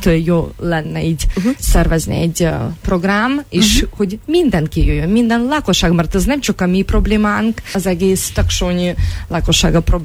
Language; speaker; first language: Hungarian; non-native, fluent; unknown